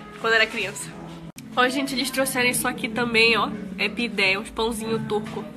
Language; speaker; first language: Portuguese; native; Portuguese